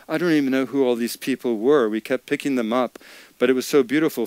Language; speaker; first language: English; native; English